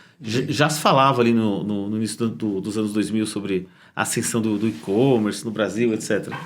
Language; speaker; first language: Portuguese; native; Portuguese